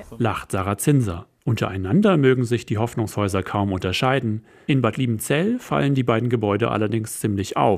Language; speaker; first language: German; native; German